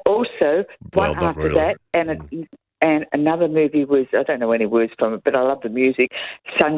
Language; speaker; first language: English; native; English